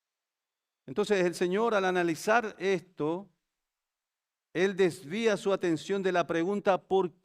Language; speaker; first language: Spanish; native; Spanish